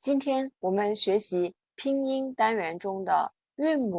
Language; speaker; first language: Chinese; native; Chinese